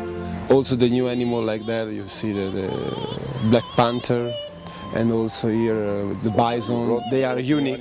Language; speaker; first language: English; non-native, learner; Spanish